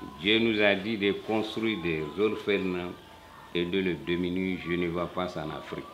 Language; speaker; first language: French; non-native, local second language; Bambara